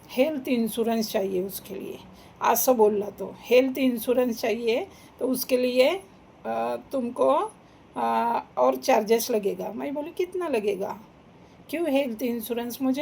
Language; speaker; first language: Hindi; non-native, local second language; Marathi